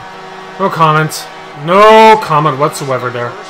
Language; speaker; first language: English; native; English